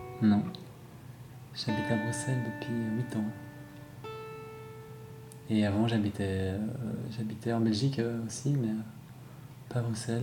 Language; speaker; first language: French; native; French